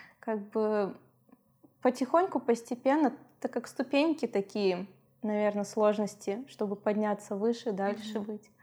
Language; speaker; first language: Russian; native; Russian